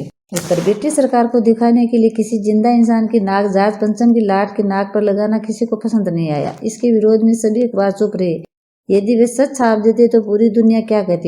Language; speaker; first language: Hindi; native; Hindi